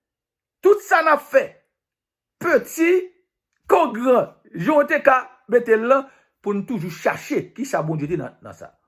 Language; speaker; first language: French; non-native, local second language; Haitian Creole